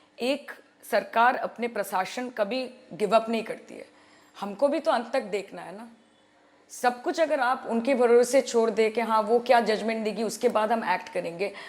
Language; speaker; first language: Hindi; non-native, local second language; Bangla